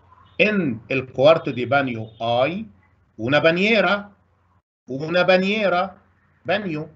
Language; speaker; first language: Spanish; non-native, fluent; Arabic